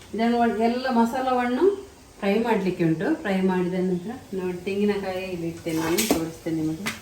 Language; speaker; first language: Kannada; native; Kannada